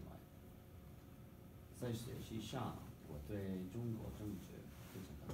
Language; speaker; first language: Chinese; non-native, learner; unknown